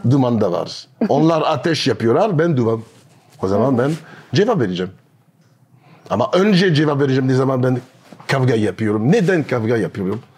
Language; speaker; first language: Turkish; non-native, learner; French